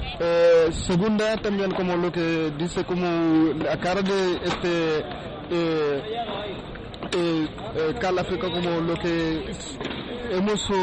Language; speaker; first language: Spanish; non-native, learner; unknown